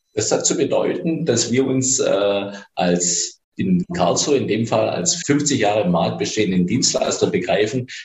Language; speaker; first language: German; native; German